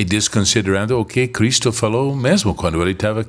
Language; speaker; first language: Portuguese; non-native, fluent; English